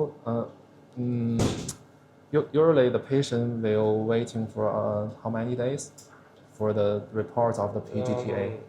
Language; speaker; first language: English; non-native, learner; Chinese